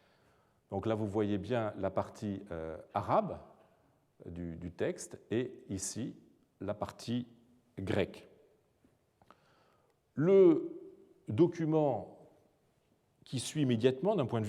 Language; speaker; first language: French; native; French